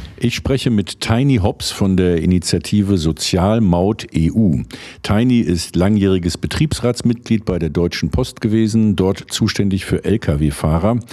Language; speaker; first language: German; native; German